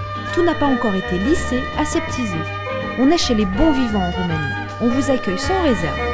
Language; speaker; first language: French; native; French